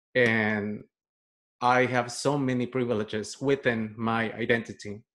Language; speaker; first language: English; non-native, fluent; Spanish